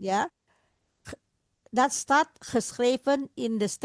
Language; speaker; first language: Dutch; non-native, fluent; Indonesian